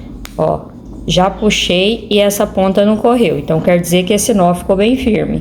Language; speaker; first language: Portuguese; native; Portuguese